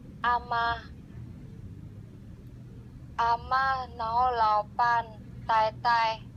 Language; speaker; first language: Chinese; non-native, learner; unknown